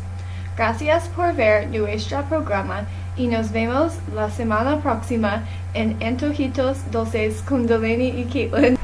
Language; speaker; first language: Spanish; non-native, learner; English